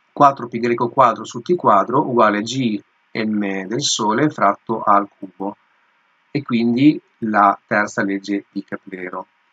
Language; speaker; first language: Italian; native; Italian